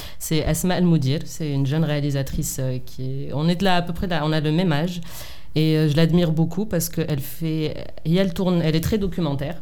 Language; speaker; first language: French; non-native, local second language; Arabic